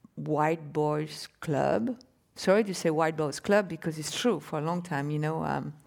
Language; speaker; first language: English; non-native, fluent; French